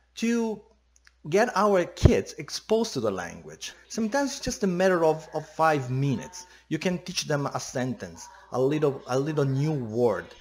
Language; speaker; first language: English; non-native, fluent; Italian